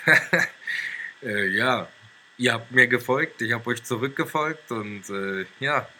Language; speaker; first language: German; native; German